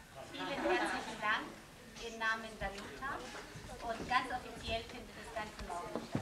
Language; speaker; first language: German; non-native, fluent; Polish